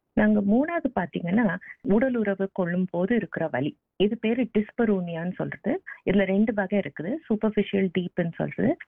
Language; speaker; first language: Tamil; native; Tamil